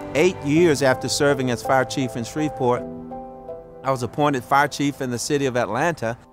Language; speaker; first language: English; native; English